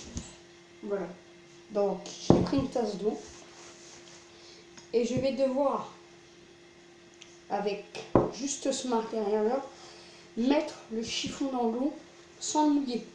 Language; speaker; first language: French; native; French